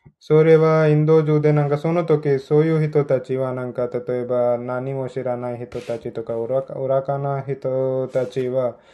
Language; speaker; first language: Japanese; non-native, learner; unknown